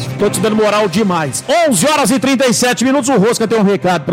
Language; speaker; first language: Portuguese; native; Portuguese